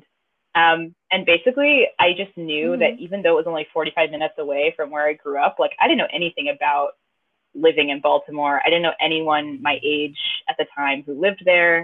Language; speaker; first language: English; native; English